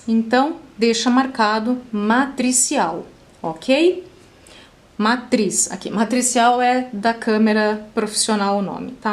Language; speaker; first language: Portuguese; native; Portuguese